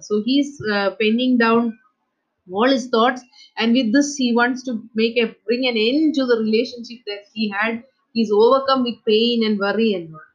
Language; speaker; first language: English; non-native, local second language; Malayalam